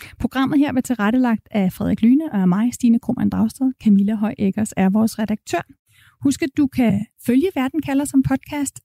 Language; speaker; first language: Danish; native; Danish